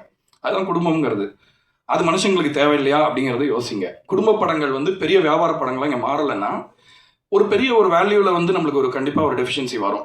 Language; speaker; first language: Tamil; native; Tamil